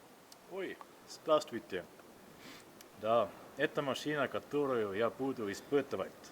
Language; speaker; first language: Russian; non-native, learner; Estonian